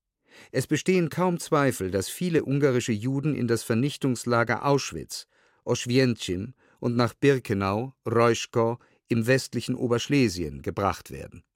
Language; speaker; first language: German; native; German